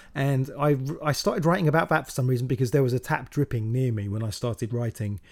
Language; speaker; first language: English; native; English